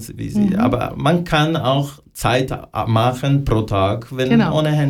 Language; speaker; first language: German; non-native, fluent; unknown